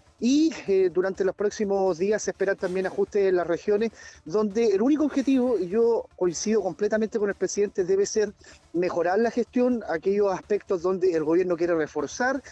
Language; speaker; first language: Spanish; native; Spanish